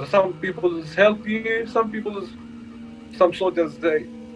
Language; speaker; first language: English; non-native, learner; Arabic